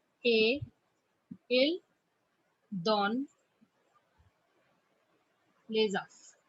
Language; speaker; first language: French; non-native, fluent; Hindi